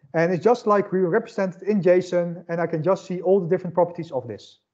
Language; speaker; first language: English; non-native, fluent; Dutch